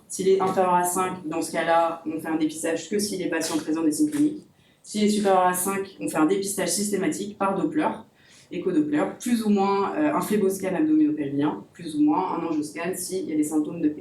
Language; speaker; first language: French; native; French